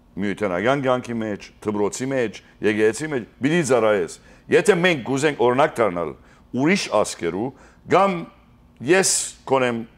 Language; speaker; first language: Armenian; early bilingual, heritage; Armenian